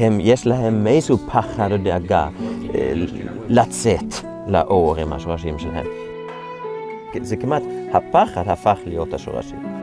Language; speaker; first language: Hebrew; non-native, fluent; Swedish